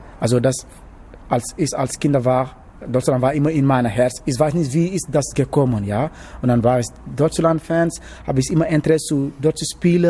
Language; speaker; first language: German; non-native, learner; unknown